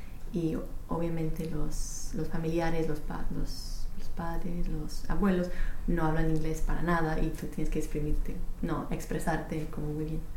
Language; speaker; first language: Spanish; non-native, fluent; English